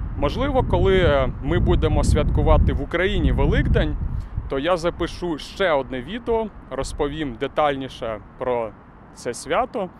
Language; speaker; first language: Ukrainian; native; Ukrainian